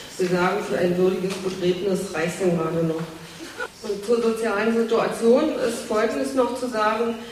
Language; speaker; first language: German; native; German